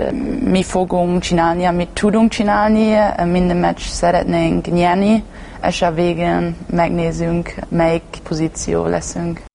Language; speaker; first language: Hungarian; non-native, learner; German